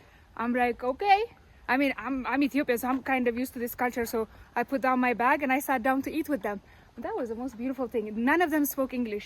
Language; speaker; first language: English; non-native, local second language; Amharic